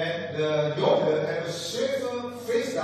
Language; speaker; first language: Dutch; non-native, fluent; Indonesian